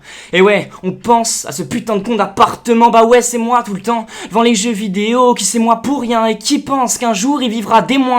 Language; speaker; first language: French; native; French